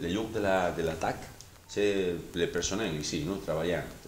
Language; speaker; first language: French; non-native, learner; Spanish